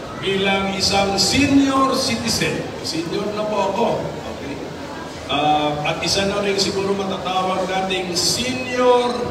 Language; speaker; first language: Filipino; native; Filipino